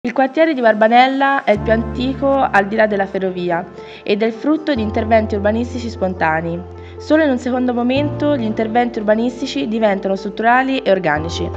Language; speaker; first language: Italian; native; Italian